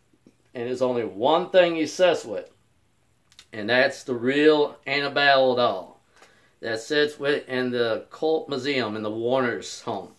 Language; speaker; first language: English; native; English